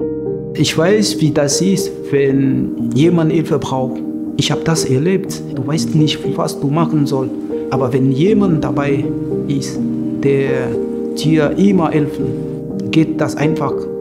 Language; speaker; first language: German; non-native, learner; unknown